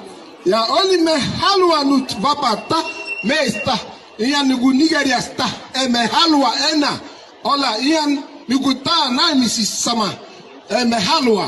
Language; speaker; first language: Finnish; non-native, learner; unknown